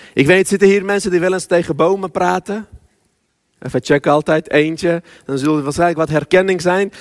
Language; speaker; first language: Dutch; early bilingual, other home language; Armenian